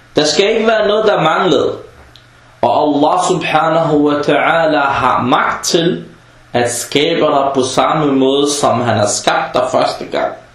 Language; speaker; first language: Danish; early bilingual, other home language; Arabic